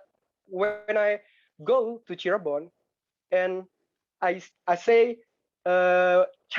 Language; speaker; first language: English; non-native, learner; Indonesian